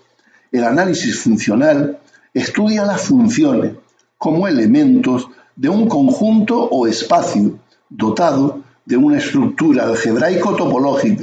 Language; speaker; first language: Spanish; native; Spanish